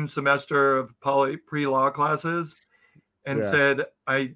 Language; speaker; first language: English; native; English